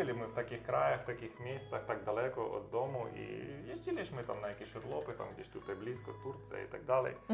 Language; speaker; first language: Polish; non-native, learner; Russian